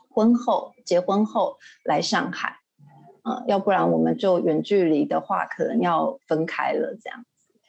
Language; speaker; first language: Chinese; native; Chinese